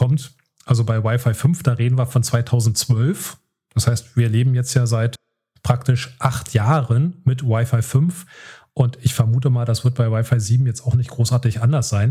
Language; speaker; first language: German; native; German